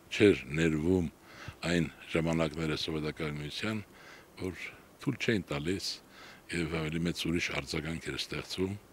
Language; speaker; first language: Armenian; non-native, local second language; Kurdish